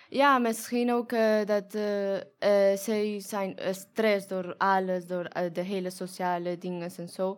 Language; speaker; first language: Dutch; non-native, learner; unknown